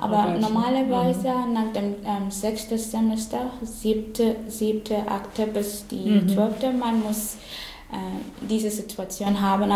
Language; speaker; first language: German; non-native, learner; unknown